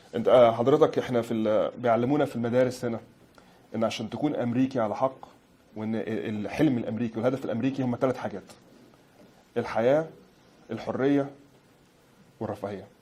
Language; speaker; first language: Arabic; early bilingual, other home language; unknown